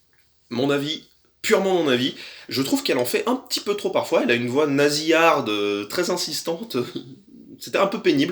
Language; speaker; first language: French; native; French